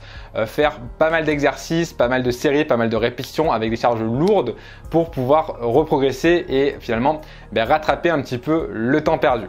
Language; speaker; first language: French; native; French